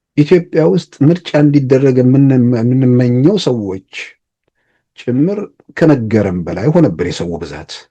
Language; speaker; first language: Amharic; native; Amharic